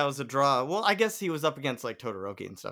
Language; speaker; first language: English; native; English